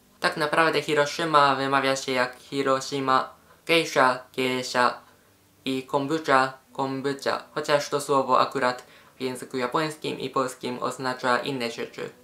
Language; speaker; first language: Polish; non-native, fluent; Japanese